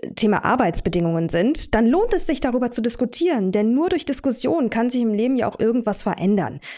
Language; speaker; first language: German; native; German